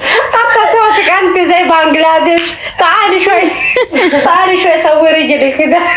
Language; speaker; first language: Arabic; native; Arabic